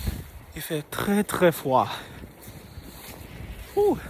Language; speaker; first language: French; non-native, learner; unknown